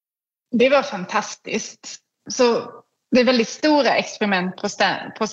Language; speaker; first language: Swedish; native; Swedish